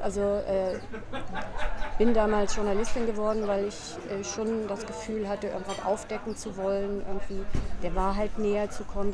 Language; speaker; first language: German; native; German